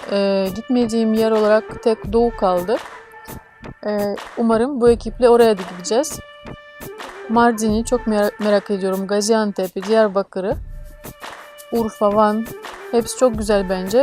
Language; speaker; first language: Turkish; non-native, fluent; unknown